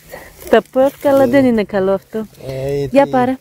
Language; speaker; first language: Greek; native; Greek